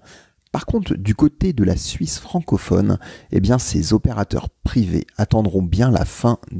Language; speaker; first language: French; native; French